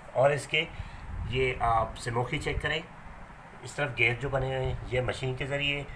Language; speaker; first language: Urdu; native; Urdu